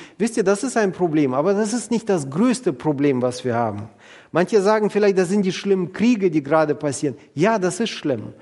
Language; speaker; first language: German; non-native, fluent; Russian